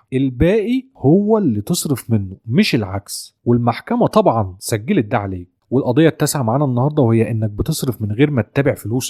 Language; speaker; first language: Arabic; native; Arabic